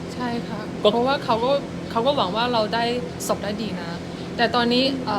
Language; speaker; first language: Thai; non-native, fluent; Chinese